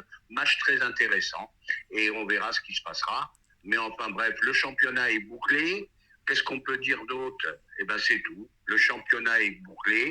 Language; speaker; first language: French; native; French